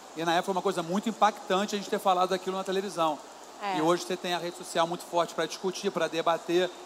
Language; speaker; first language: Portuguese; native; Portuguese